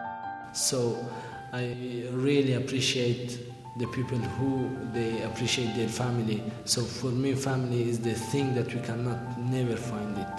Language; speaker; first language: English; non-native, learner; Persian